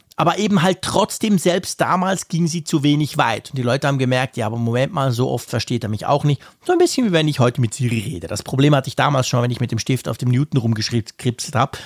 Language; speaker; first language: German; native; German